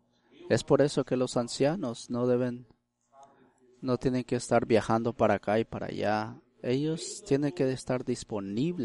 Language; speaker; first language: Spanish; early bilingual, heritage; Spanish